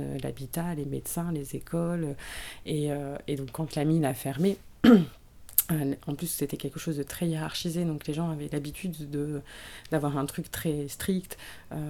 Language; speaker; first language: French; native; French